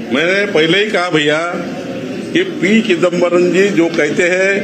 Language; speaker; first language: Hindi; non-native, local second language; Marathi